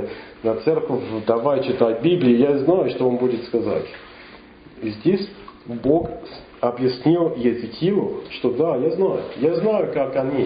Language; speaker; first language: Russian; non-native, fluent; English